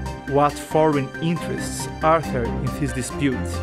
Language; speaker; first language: English; non-native, fluent; Portuguese